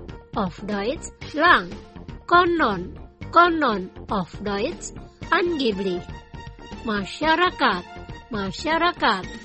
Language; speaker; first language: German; non-native, fluent; Indonesian